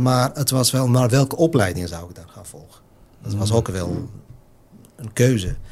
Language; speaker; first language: Dutch; non-native, fluent; Arabic